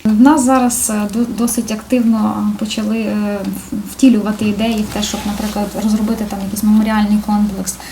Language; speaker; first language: Ukrainian; native; Ukrainian